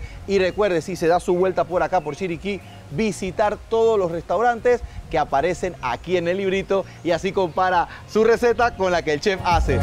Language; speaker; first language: Spanish; native; Spanish